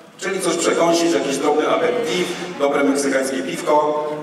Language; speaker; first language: Polish; native; Polish